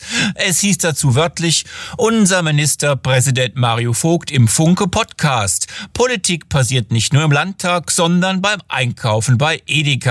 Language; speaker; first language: German; native; German